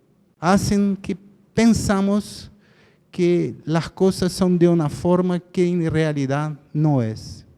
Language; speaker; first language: Spanish; non-native, fluent; Portuguese